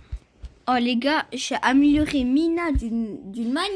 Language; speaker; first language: French; native; French